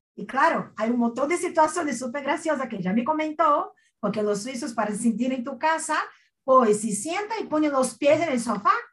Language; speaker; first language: Spanish; non-native, fluent; Portuguese